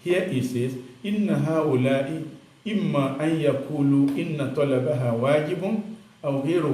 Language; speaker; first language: Arabic; non-native, fluent; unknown